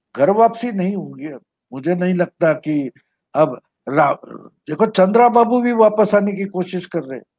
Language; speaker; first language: Hindi; non-native, local second language; Marathi